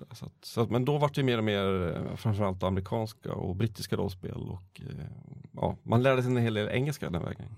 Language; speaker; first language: Swedish; native; Swedish